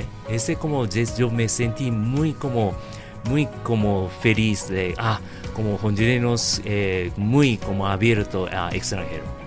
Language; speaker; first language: Spanish; non-native, fluent; Japanese